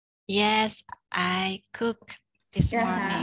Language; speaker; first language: English; non-native, learner; Indonesian